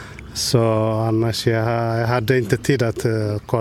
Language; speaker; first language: Swedish; non-native, learner; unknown